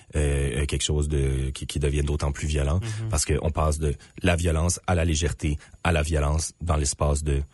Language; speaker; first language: French; native; French